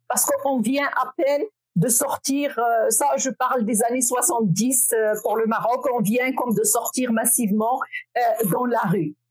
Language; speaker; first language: French; non-native, local second language; Arabic